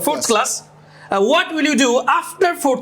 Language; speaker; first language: English; non-native, fluent; Bangla